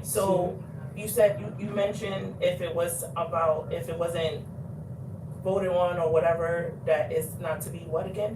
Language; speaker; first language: English; native; English